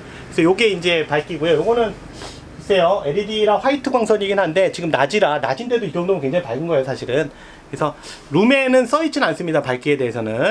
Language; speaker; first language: Korean; native; Korean